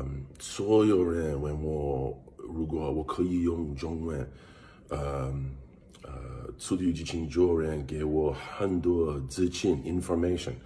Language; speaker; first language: Chinese; non-native, learner; English